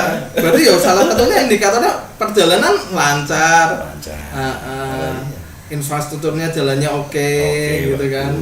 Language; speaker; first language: Indonesian; native; Indonesian